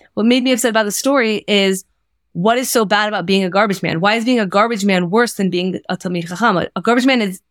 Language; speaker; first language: English; native; English